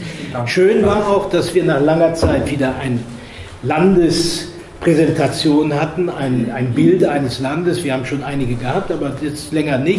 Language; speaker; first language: German; native; German